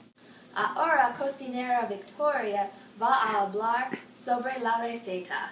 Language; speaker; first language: Spanish; non-native, learner; English